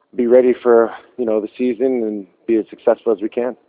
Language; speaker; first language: English; native; English